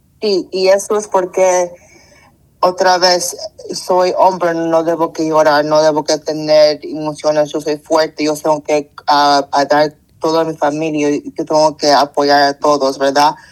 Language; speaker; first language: Spanish; early bilingual, heritage; Spanish